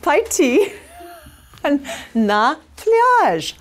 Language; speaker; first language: Russian; non-native, fluent; English